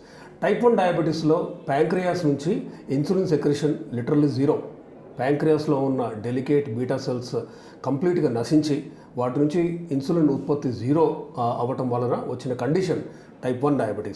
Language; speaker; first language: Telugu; native; Telugu